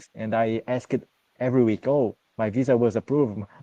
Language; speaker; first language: English; non-native, learner; Portuguese